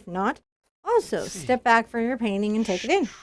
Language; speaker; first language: English; native; English